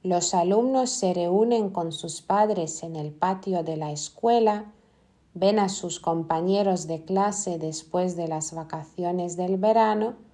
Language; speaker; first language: Spanish; non-native, fluent; Lithuanian